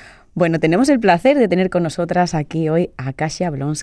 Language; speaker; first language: Spanish; native; Spanish